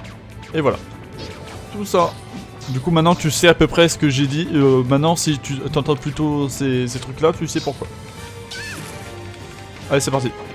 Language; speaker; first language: French; native; French